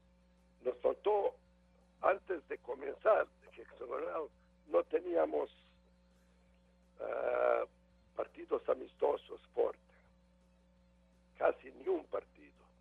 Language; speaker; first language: Spanish; non-native, learner; Serbian